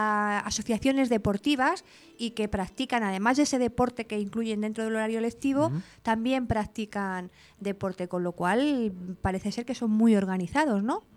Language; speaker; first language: Spanish; native; Spanish